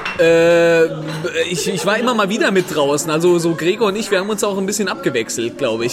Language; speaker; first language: German; native; German